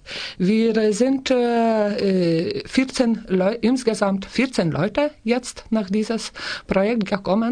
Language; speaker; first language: German; non-native, learner; Lithuanian